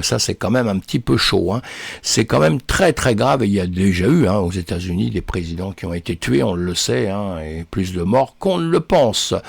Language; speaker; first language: French; native; French